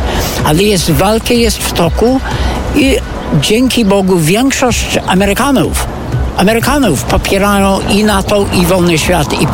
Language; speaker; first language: Polish; non-native, fluent; English